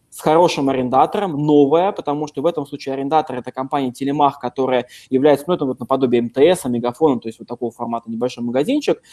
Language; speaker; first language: Russian; native; Russian